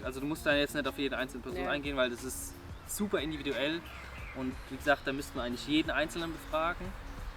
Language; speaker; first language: German; native; German